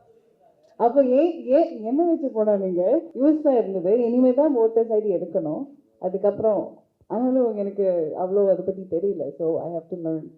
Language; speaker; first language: Tamil; early bilingual, heritage; Tamil